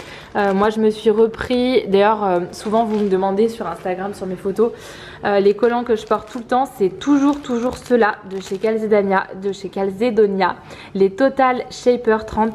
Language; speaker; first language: French; native; French